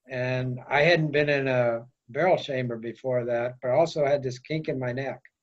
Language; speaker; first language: English; native; English